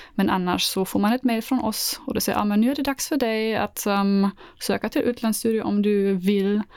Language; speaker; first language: Swedish; non-native, fluent; German